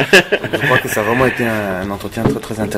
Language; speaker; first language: French; native; French